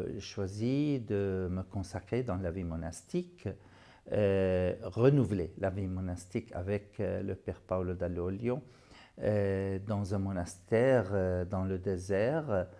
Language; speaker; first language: French; non-native, fluent; Arabic